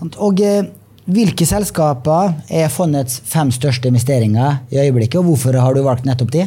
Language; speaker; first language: Norwegian; native; Norwegian